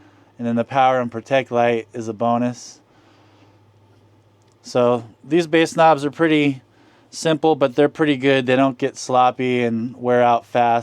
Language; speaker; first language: English; native; English